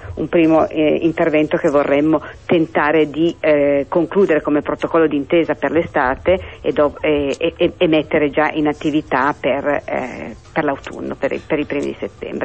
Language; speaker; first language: Italian; native; Italian